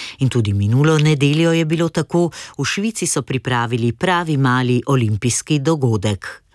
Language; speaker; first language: Slovenian; native; Slovenian